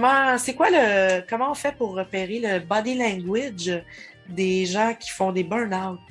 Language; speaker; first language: French; native; French